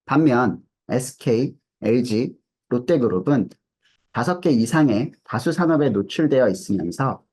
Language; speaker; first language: Korean; native; Korean